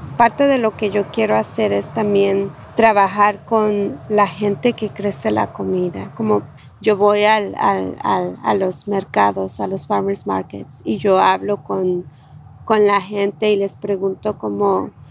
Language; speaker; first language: Spanish; native; Spanish